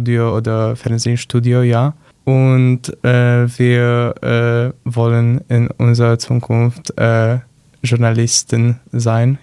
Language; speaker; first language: German; non-native, learner; Polish